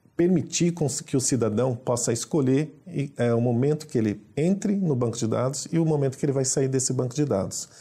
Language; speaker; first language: Portuguese; native; Portuguese